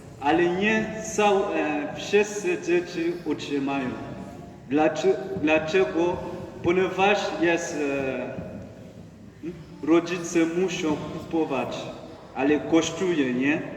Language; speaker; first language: Polish; non-native, learner; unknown